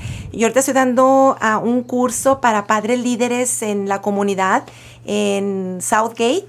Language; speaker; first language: Spanish; native; Spanish